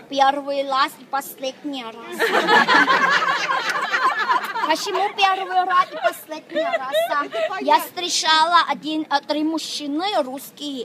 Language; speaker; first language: Russian; non-native, learner; Chinese